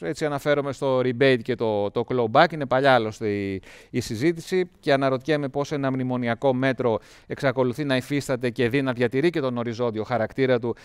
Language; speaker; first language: Greek; native; Greek